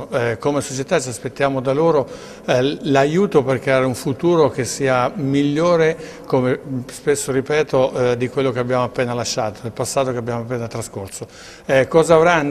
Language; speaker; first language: Italian; native; Italian